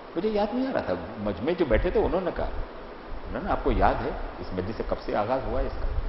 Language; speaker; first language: Urdu; non-native, local second language; Gujarati